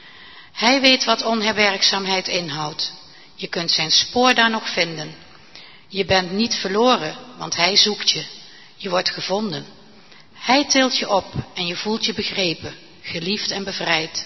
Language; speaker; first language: Dutch; native; Dutch